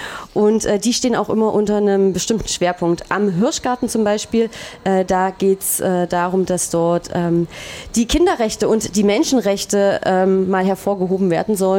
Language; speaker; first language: German; native; German